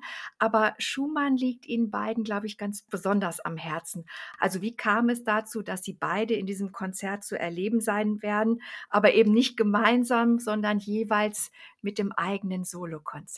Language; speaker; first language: German; native; German